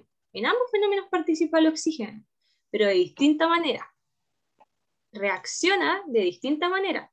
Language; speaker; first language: Spanish; native; Spanish